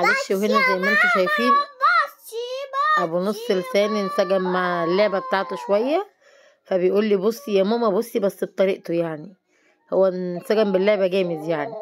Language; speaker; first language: Arabic; native; Arabic